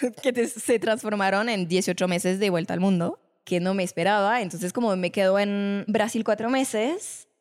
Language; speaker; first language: Spanish; non-native, fluent; French